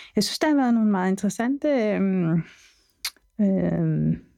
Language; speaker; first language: Danish; early bilingual, other home language; Arabic